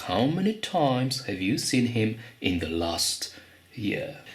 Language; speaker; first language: English; non-native, fluent; Polish